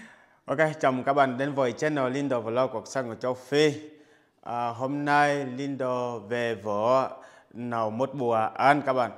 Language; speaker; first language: Vietnamese; non-native, learner; Portuguese